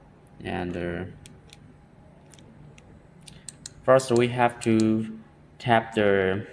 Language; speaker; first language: English; non-native, learner; Chinese